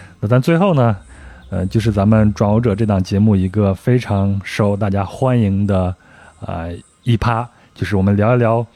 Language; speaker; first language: Chinese; native; Chinese